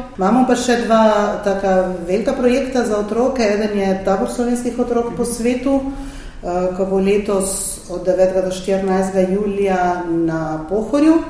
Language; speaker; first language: Slovenian; native; Slovenian